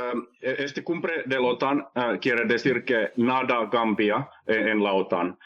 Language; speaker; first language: Spanish; non-native, fluent; Finnish